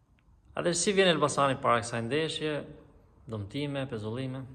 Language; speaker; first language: Albanian; native; Albanian